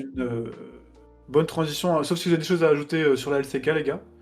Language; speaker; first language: French; native; French